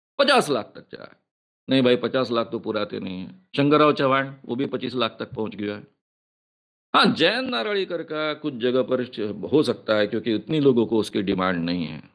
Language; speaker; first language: Hindi; non-native, local second language; Marathi